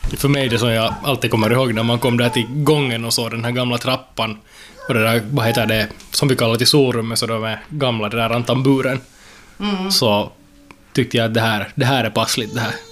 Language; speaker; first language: Swedish; native; Swedish